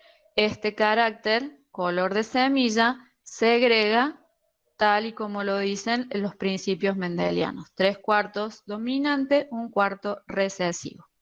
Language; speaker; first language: Spanish; native; Spanish